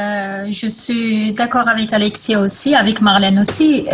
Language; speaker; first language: French; non-native, fluent; Kurdish